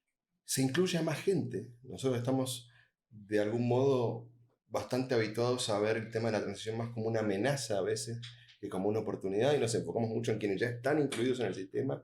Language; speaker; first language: Spanish; native; Spanish